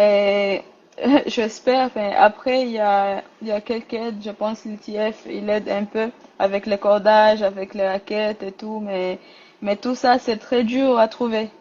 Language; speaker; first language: French; non-native, learner; Rundi